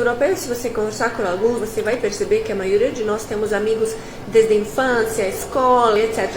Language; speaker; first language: Portuguese; non-native, fluent; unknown